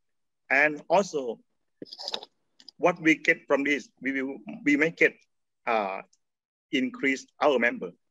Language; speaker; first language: English; non-native, learner; Thai